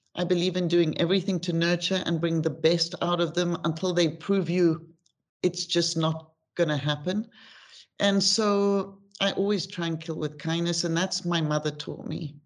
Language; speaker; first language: English; native; English